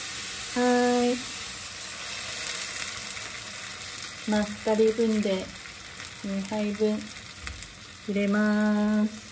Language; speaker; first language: Japanese; non-native, learner; Chinese